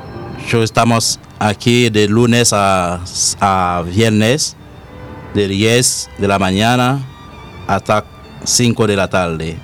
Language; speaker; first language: Spanish; non-native, learner; Haitian Creole